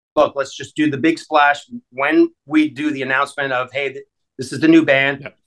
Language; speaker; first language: English; native; English